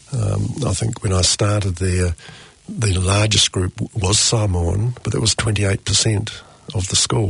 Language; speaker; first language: English; native; English